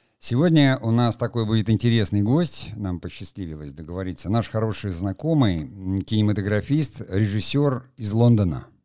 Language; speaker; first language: Russian; native; Russian